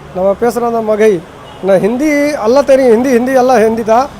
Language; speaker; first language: Tamil; non-native, learner; Hindi